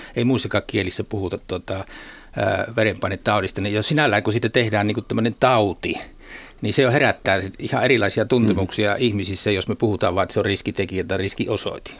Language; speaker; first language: Finnish; native; Finnish